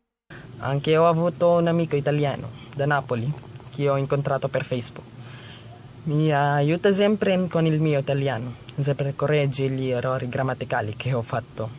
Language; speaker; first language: Italian; non-native, learner; Filipino